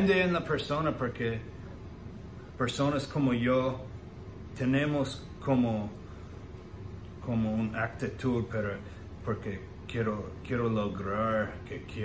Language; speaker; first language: Spanish; non-native, learner; English